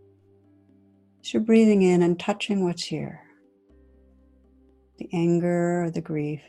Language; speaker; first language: English; native; English